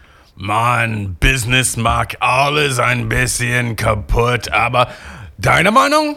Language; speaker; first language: German; non-native, fluent; English